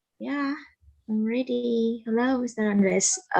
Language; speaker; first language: English; non-native, learner; Indonesian